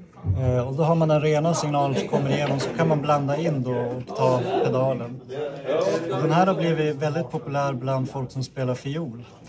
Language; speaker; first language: Swedish; native; Swedish